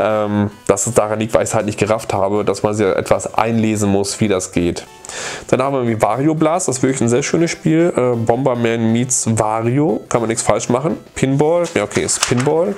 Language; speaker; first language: German; native; German